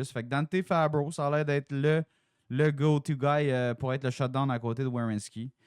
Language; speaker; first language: French; native; French